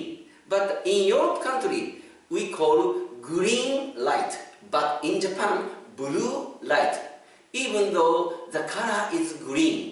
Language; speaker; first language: English; non-native, fluent; Japanese